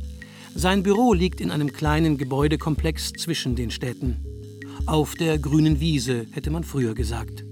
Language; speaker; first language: German; native; German